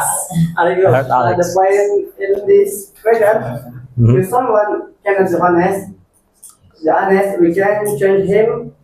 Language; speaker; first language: English; non-native, learner; Indonesian